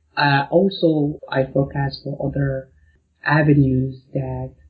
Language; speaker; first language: English; non-native, fluent; Arabic